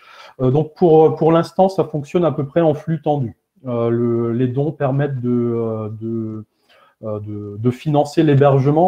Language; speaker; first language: French; native; French